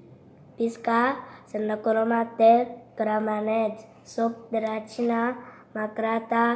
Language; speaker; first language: Catalan; non-native, learner; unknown